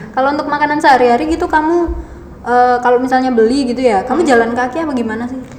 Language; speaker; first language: Indonesian; native; Indonesian